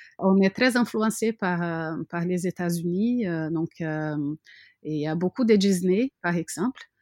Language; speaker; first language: French; non-native, fluent; Portuguese